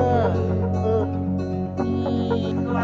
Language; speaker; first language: Thai; native; Thai